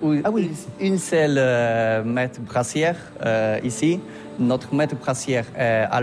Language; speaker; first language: French; non-native, learner; Polish